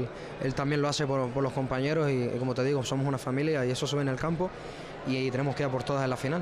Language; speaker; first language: Spanish; native; Spanish